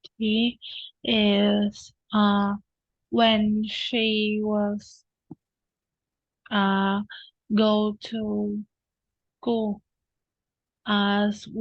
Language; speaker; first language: English; non-native, learner; Vietnamese